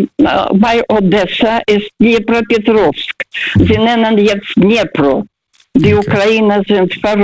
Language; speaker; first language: German; early bilingual, heritage; Russian